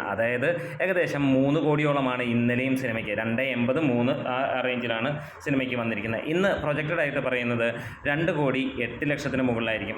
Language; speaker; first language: Malayalam; native; Malayalam